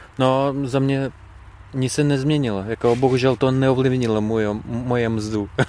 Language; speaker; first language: Czech; non-native, fluent; Russian